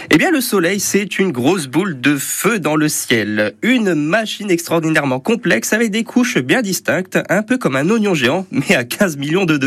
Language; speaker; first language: French; native; French